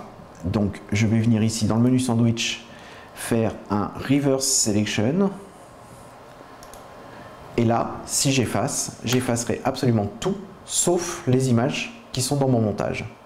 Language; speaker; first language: French; native; French